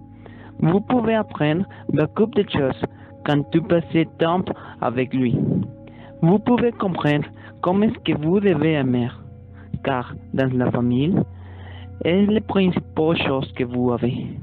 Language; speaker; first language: French; non-native, learner; Spanish